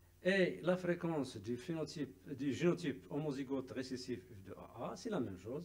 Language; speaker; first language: French; non-native, local second language; Arabic